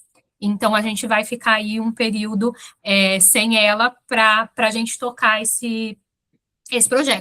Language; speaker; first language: Portuguese; native; Portuguese